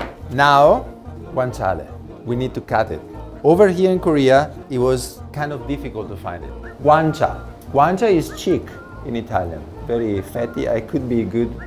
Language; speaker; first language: English; non-native, fluent; Italian